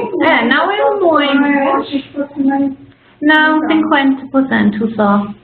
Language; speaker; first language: Portuguese; non-native, fluent; English